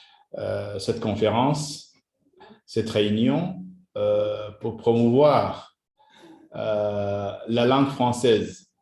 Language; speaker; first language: French; non-native, local second language; Kinyarwanda